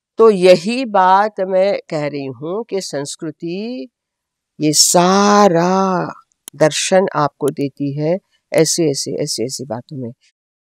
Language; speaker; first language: Hindi; non-native, local second language; Gujarati